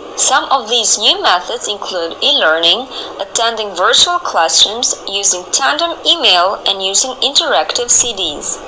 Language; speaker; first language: English; non-native, fluent; Albanian